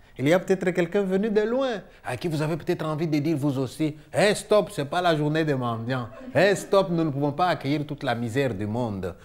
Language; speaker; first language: French; non-native, local second language; Luba-Lulua